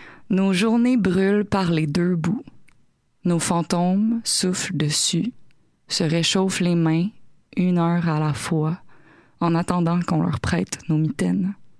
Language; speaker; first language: French; native; French